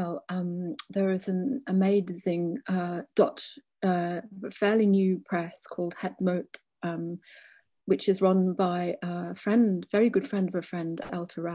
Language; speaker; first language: English; native; English